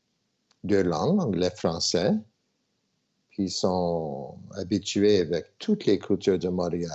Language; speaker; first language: French; non-native, local second language; English